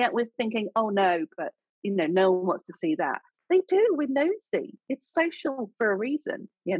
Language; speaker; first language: English; native; English